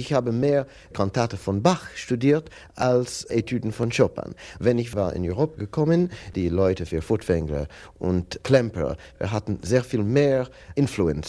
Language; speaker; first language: German; non-native, learner; English